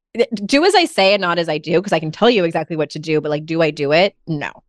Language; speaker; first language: English; native; English